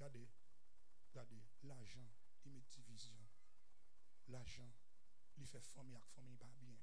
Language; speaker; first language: French; non-native, local second language; Haitian Creole